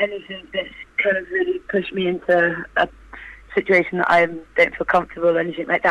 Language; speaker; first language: English; native; English